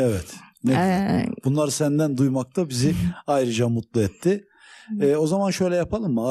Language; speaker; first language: Turkish; native; Turkish